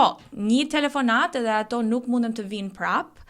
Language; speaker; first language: Albanian; early bilingual, heritage; Albanian